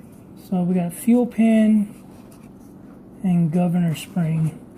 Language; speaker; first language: English; native; English